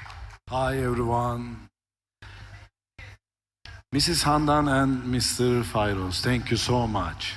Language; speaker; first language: English; non-native, learner; Turkish